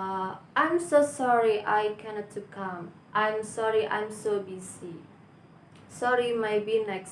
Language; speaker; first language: English; non-native, learner; Indonesian